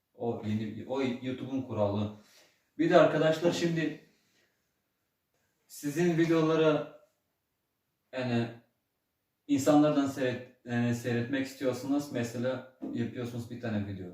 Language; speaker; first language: Turkish; early bilingual, heritage; Turkish